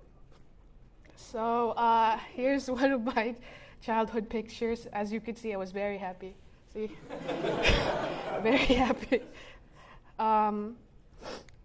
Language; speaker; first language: English; early bilingual, other home language; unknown